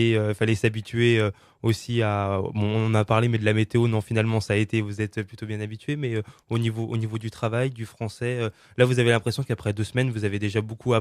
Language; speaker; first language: French; native; French